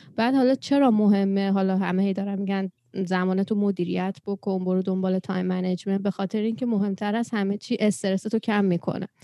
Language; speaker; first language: Persian; native; Persian